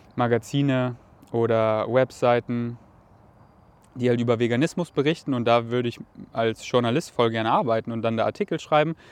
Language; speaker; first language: German; native; German